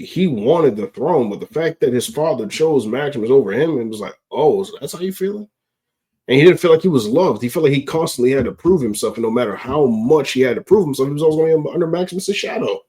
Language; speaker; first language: English; native; English